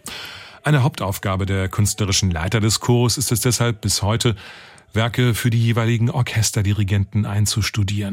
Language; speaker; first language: German; native; German